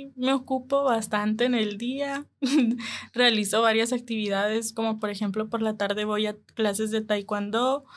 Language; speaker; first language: Spanish; native; Spanish